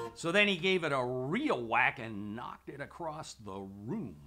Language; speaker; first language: English; native; English